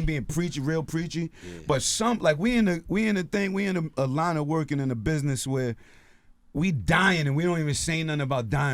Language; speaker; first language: English; native; English